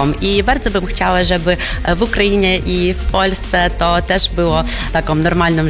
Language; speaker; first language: Polish; non-native, fluent; Ukrainian